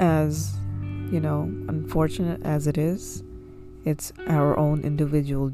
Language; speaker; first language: English; native; English